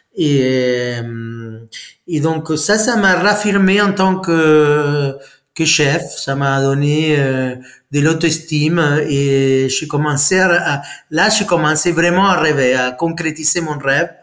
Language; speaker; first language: French; non-native, fluent; Spanish